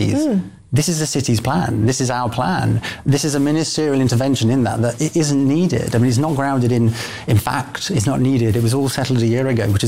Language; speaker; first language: English; native; English